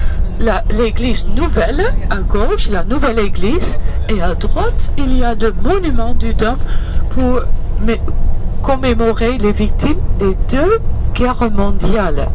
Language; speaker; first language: French; early bilingual, heritage; Dutch